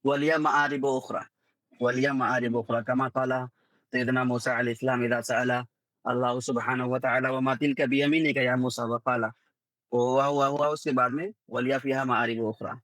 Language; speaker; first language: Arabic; non-native, fluent; Urdu